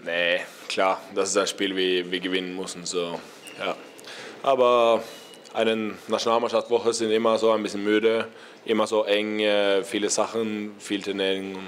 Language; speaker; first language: German; non-native, learner; Norwegian